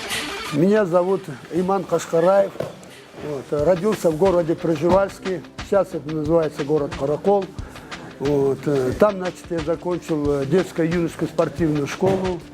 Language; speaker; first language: Russian; non-native, local second language; Kyrgyz